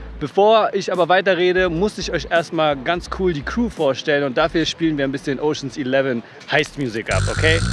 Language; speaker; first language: German; native; German